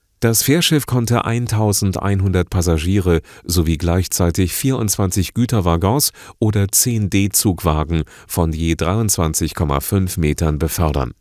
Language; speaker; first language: German; native; German